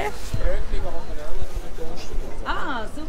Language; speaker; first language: Indonesian; early bilingual, heritage; German